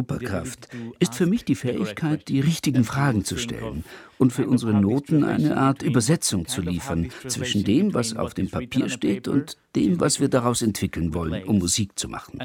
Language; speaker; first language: German; non-native, fluent; Turkish